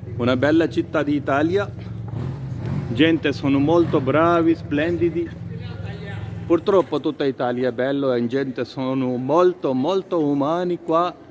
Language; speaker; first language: Italian; non-native, learner; Urdu